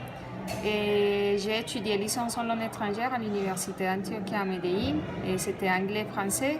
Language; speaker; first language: French; non-native, fluent; Spanish